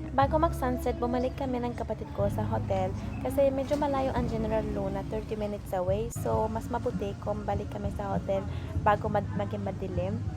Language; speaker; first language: Filipino; non-native, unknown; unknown